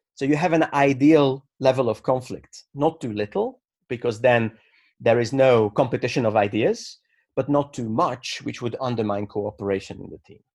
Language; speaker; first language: English; non-native, fluent; Hungarian